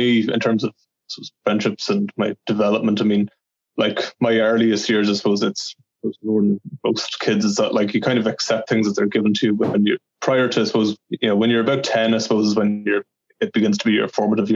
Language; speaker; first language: English; native; English